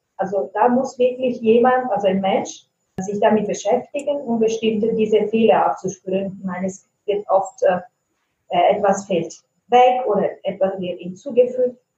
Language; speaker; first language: German; non-native, fluent; Italian